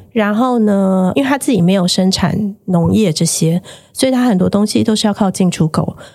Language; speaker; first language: Chinese; native; Chinese